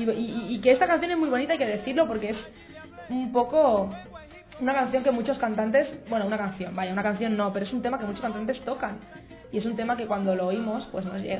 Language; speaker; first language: Spanish; native; Spanish